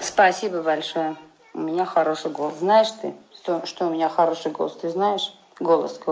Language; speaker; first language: Russian; non-native, fluent; Armenian